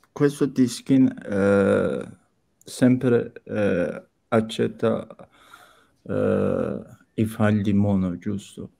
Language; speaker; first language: Italian; non-native, learner; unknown